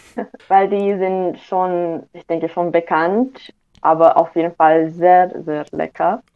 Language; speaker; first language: German; non-native, fluent; Romanian